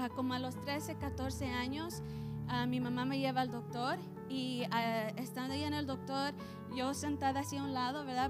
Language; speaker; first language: Spanish; early bilingual, heritage; Spanish